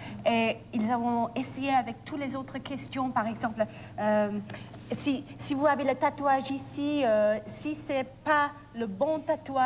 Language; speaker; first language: French; non-native, learner; English